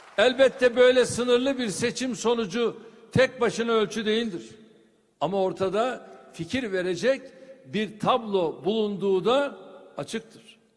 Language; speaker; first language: Turkish; native; Turkish